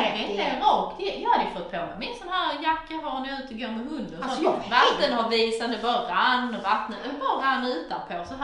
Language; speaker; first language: Swedish; native; Swedish